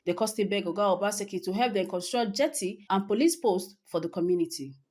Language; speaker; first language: Nigerian Pidgin; native; Nigerian Pidgin